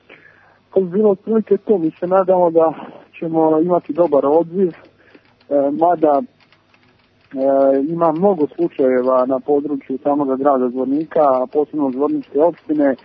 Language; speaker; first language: Serbian; native; Serbian